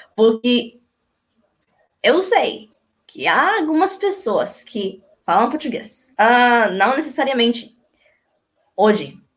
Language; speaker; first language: Portuguese; non-native, learner; Spanish